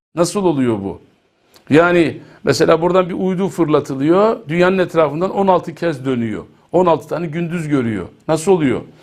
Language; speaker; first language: Turkish; native; Turkish